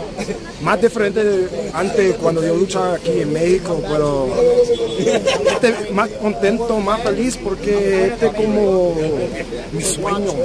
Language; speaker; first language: Spanish; early bilingual, heritage; English